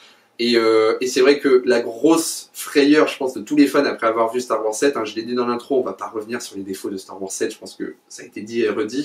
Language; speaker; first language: French; native; French